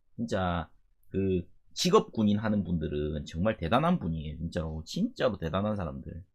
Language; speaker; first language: Korean; native; Korean